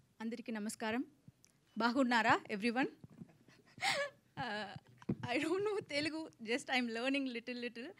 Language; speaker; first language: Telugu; non-native, learner; Tamil